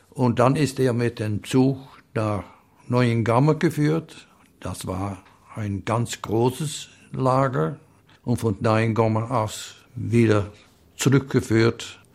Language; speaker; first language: German; non-native, learner; Dutch